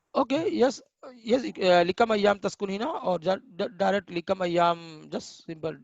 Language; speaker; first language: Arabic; non-native, fluent; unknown